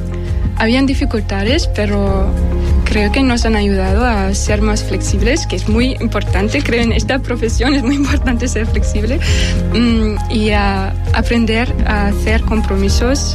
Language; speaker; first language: Spanish; non-native, fluent; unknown